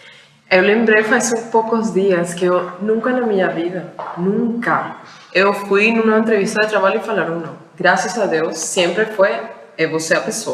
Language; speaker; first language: Portuguese; non-native, fluent; Spanish